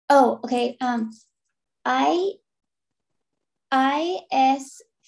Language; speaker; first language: Spanish; non-native, learner; English